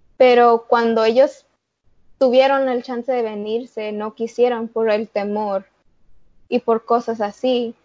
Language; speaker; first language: Spanish; early bilingual, heritage; Spanish